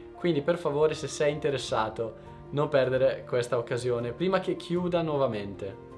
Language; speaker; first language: Italian; native; Italian